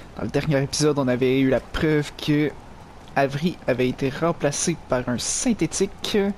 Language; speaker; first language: French; native; French